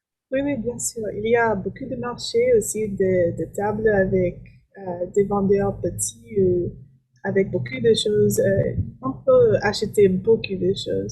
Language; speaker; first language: French; non-native, learner; English